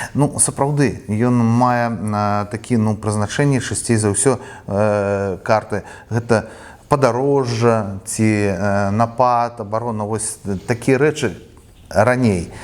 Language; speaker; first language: Belarusian; non-native, local second language; Russian